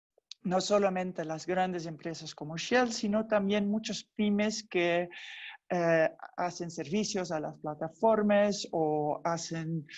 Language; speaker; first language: Spanish; non-native, fluent; Dutch